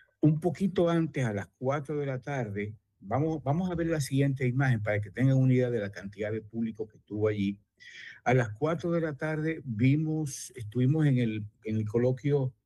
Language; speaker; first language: Spanish; native; Spanish